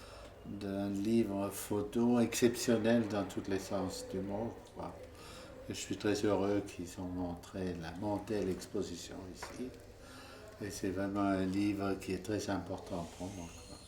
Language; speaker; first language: French; non-native, fluent; German